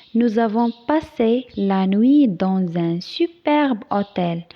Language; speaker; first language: French; non-native, local second language; Arabic